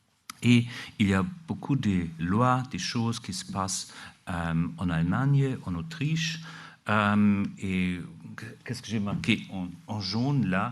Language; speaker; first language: French; non-native, learner; German